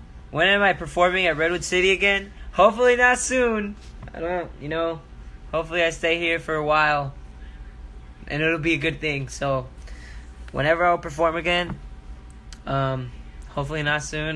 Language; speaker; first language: English; early bilingual, other home language; Spanish